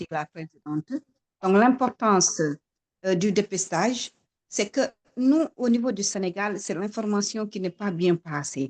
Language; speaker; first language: French; non-native, local second language; Wolof